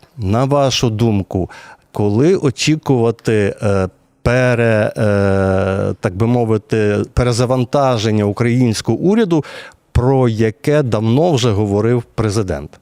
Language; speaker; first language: Ukrainian; native; Ukrainian